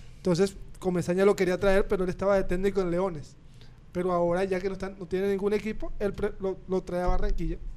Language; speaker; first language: Spanish; native; Spanish